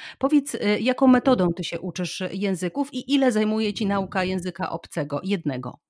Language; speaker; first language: Polish; native; Polish